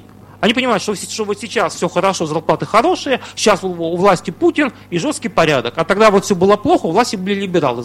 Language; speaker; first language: Russian; native; Russian